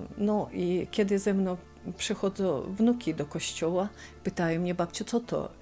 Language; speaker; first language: Polish; early bilingual, heritage; Polish